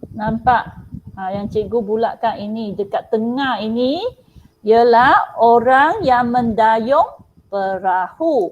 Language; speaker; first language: Malay; non-native, local second language; Chinese